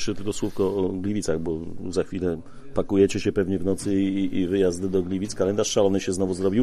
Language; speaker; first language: Polish; native; Polish